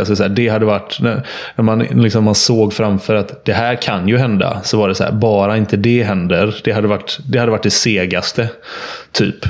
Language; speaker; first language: Swedish; native; Swedish